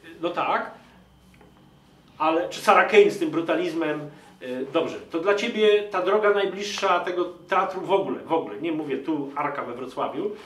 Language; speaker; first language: Polish; native; Polish